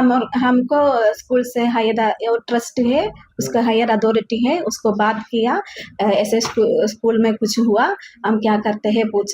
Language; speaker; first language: Hindi; non-native, learner; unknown